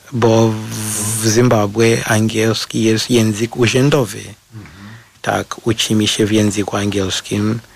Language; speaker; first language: Polish; non-native, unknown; Shona